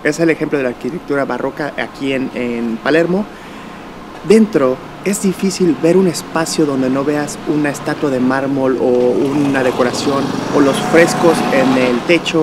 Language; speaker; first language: Spanish; native; Spanish